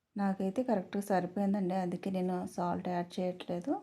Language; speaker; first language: Telugu; native; Telugu